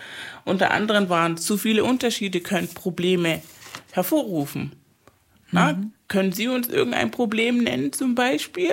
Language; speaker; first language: German; non-native, fluent; Spanish